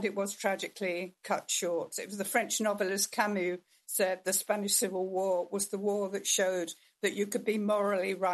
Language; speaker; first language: English; native; English